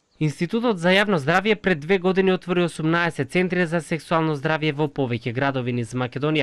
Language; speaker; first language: Macedonian; native; Macedonian